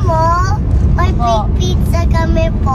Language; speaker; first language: Filipino; early bilingual, heritage; English